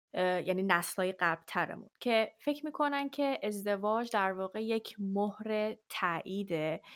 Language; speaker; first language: Persian; native; Persian